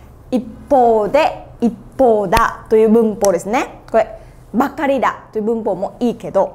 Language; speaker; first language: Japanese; non-native, fluent; Vietnamese